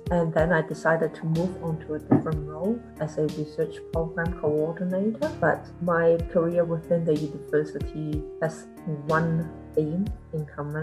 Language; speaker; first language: English; non-native, local second language; Cantonese